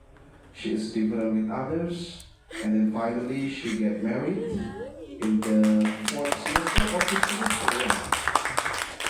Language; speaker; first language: English; non-native, fluent; Indonesian